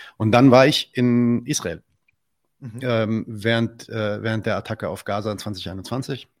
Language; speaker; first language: German; early bilingual, other home language; Arabic